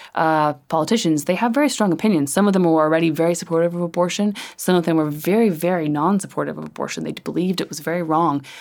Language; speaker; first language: English; native; English